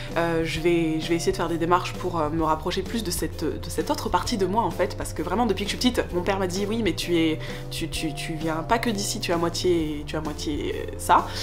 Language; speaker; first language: French; native; French